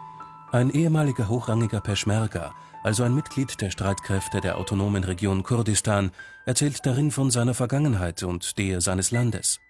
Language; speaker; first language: German; native; German